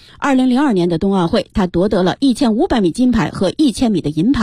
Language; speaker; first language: Chinese; native; Chinese